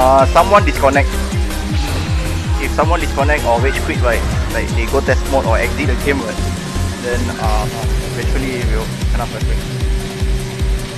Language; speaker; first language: English; non-native, local second language; Malay